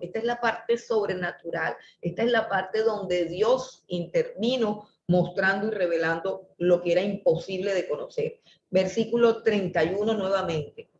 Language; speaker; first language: Spanish; native; Spanish